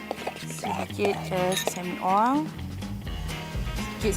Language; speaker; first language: Malay; native; Malay